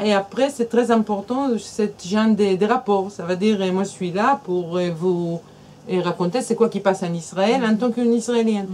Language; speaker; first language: French; non-native, fluent; Hebrew